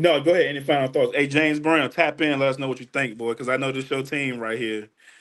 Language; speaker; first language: English; native; English